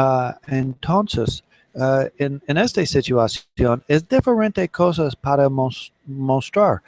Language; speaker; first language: Spanish; non-native, learner; English